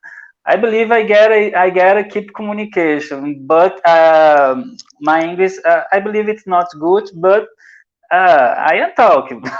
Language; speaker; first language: English; non-native, learner; Portuguese